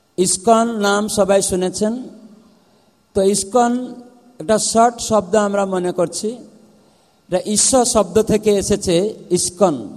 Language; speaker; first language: Bangla; non-native, fluent; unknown